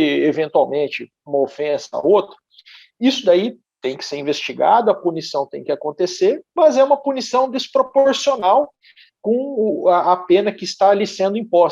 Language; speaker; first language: Portuguese; native; Portuguese